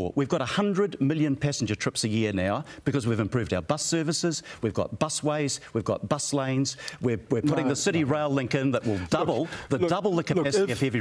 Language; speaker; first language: English; native; English